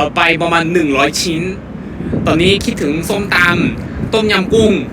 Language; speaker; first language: Thai; non-native, fluent; Korean